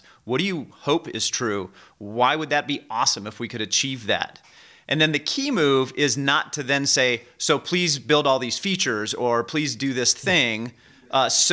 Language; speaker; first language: English; native; English